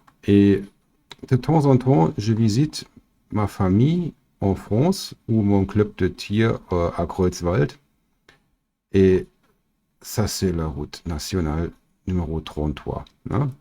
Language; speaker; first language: French; non-native, fluent; German